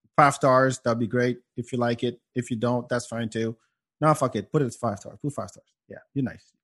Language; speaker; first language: English; non-native, fluent; Wolof